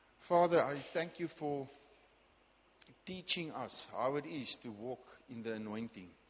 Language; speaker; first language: English; non-native, local second language; Afrikaans